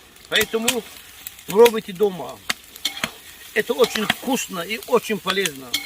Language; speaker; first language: Russian; non-native, learner; Tajik